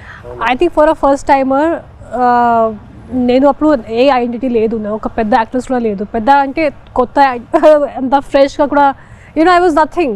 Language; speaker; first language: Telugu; non-native, fluent; Hindi